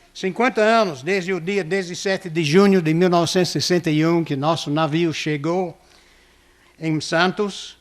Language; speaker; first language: Portuguese; non-native, fluent; English